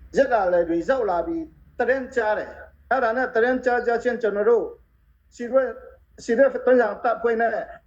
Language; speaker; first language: Burmese; non-native, local second language; Tedim Chin